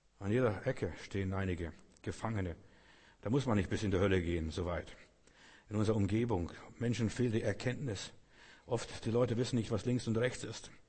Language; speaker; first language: German; non-native, fluent; Russian